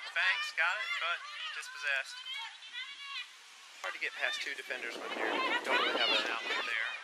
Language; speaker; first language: English; native; English